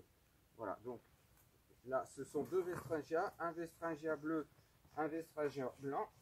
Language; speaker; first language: French; native; French